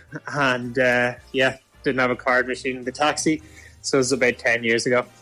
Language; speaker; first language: English; native; English